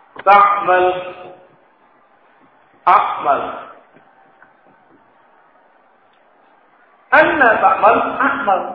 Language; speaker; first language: Arabic; non-native, fluent; Indonesian